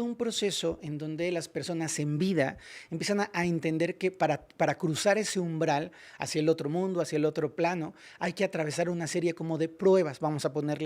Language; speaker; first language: Spanish; native; Spanish